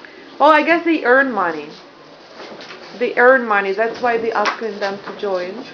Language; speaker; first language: English; non-native, fluent; Ukrainian